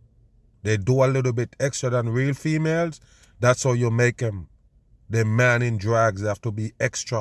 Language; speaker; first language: English; native; English